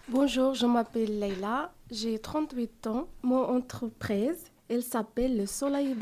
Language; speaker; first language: French; non-native, learner; Arabic